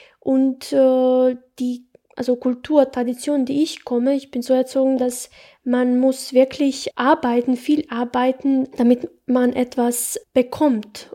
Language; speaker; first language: German; non-native, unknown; Bosnian